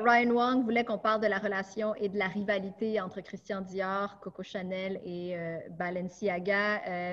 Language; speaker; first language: French; native; French